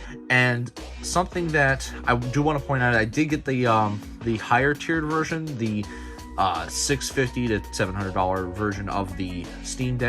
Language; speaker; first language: English; native; English